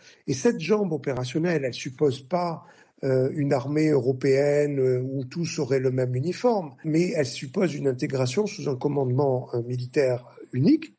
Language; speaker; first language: French; native; French